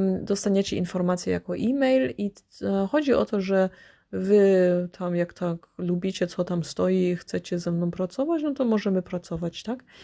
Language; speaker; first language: Polish; early bilingual, heritage; Polish